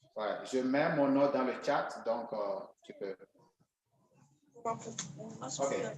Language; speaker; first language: French; non-native, local second language; Ewe